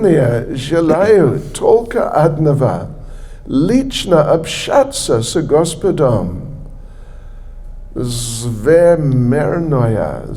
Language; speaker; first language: Russian; non-native, learner; English